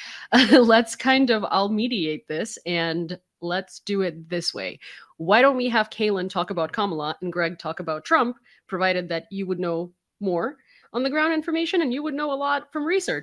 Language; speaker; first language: English; non-native, fluent; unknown